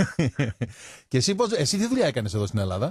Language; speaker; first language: Greek; native; Greek